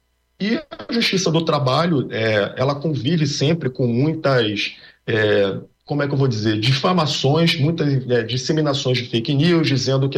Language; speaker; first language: Portuguese; native; Portuguese